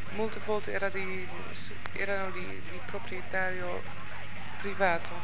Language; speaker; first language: Italian; non-native, learner; Dutch